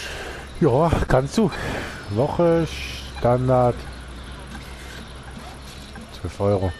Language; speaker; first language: German; native; German